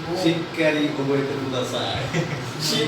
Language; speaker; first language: Japanese; non-native, learner; Bangla